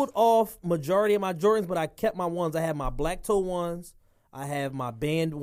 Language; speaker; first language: English; native; English